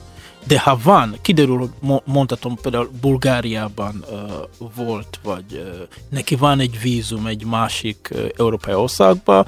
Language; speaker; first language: Hungarian; non-native, fluent; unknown